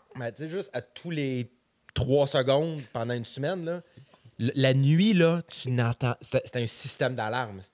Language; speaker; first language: French; native; French